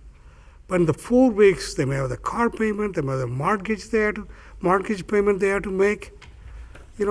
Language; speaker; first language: English; non-native, fluent; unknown